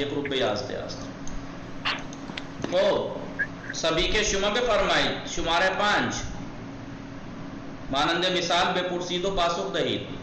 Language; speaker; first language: Persian; non-native, fluent; Urdu